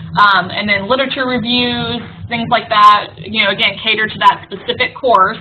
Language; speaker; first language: English; native; English